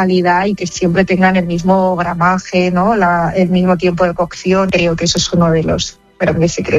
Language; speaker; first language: Spanish; native; Spanish